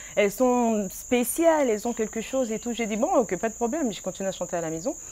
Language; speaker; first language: French; non-native, local second language; Lingala